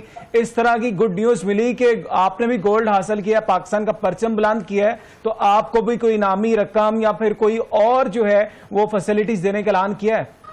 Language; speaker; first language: Urdu; native; Urdu